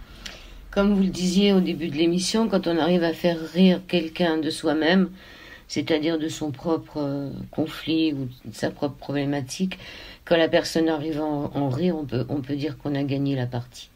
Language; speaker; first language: French; native; French